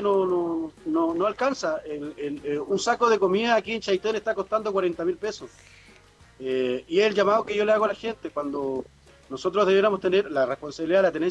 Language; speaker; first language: Spanish; native; Spanish